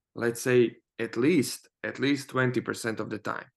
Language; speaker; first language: English; non-native, fluent; Croatian